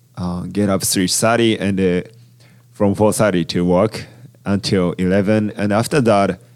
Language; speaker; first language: English; non-native, learner; Japanese